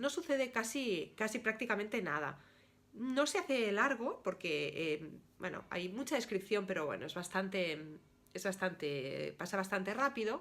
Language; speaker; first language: Spanish; native; Spanish